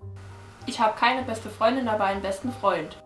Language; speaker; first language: German; native; German